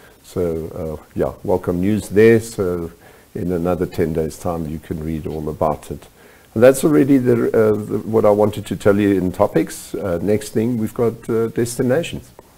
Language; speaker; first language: English; non-native, local second language; German